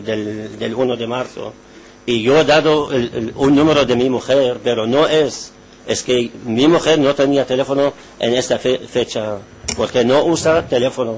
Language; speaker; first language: Spanish; non-native, learner; Arabic